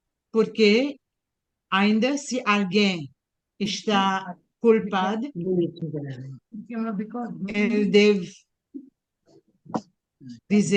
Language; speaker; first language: Portuguese; non-native, learner; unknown